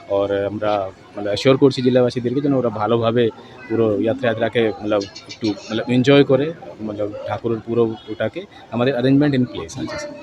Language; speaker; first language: Bangla; non-native, local second language; Hindi